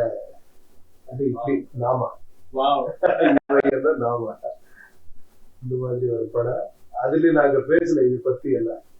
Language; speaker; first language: Tamil; non-native, learner; Kannada